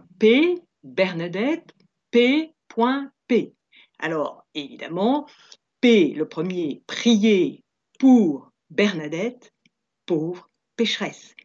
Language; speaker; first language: French; native; French